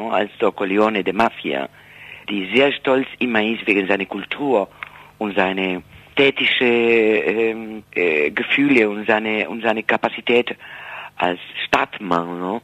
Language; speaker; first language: German; non-native, fluent; Spanish